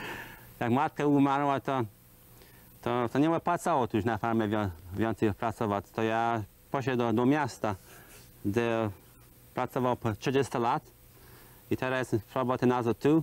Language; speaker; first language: Polish; early bilingual, heritage; Polish